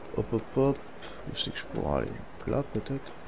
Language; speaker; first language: French; native; French